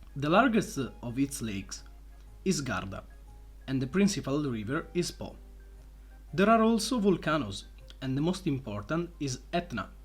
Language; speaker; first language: English; non-native, fluent; Italian